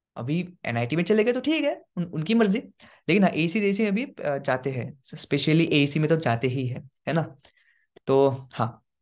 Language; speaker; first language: Hindi; non-native, local second language; Assamese